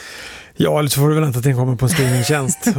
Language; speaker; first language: Swedish; native; Swedish